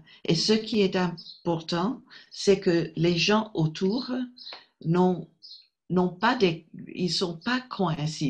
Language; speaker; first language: French; non-native, fluent; English